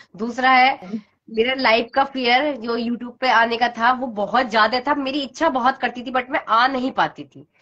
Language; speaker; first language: Hindi; native; Hindi